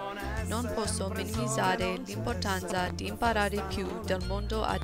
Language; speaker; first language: Italian; non-native, learner; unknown